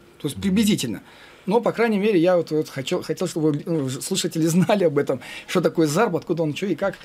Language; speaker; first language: Russian; non-native, fluent; Azerbaijani